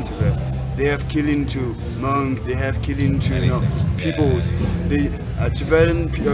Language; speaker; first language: English; non-native, learner; Tibetan